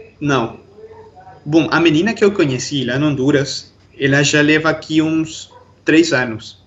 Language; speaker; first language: Portuguese; non-native, fluent; Spanish